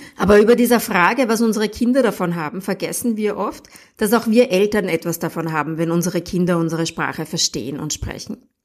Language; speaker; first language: German; native; German